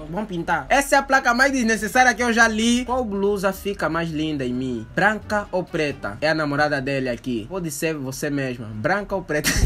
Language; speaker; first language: Portuguese; native; Portuguese